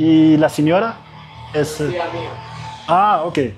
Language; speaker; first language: Spanish; non-native, learner; Arabic